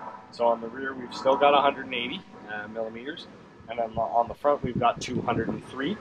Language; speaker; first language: English; native; English